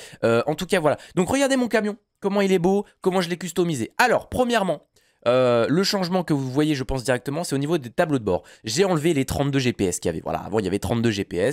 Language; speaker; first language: French; native; French